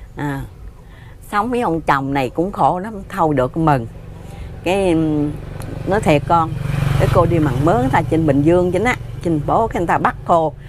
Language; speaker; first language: Vietnamese; native; Vietnamese